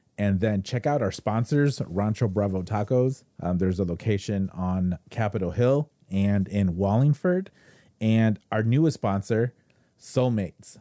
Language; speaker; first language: English; native; English